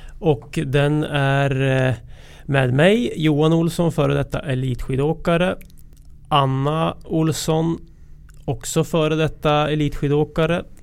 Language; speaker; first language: Swedish; native; Swedish